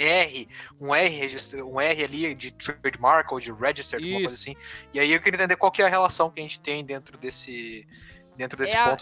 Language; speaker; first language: Portuguese; native; Portuguese